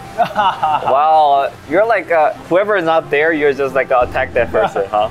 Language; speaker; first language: English; non-native, fluent; Korean